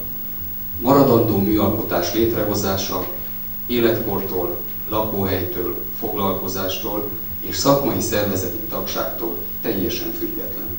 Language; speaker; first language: Hungarian; native; Hungarian